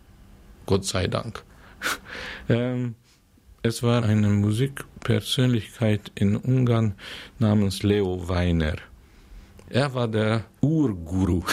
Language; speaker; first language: German; non-native, fluent; Hungarian